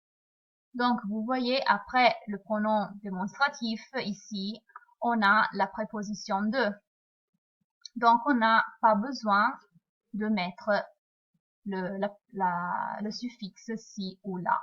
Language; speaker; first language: French; non-native, fluent; Italian